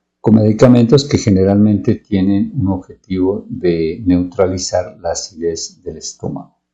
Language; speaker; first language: Spanish; native; Spanish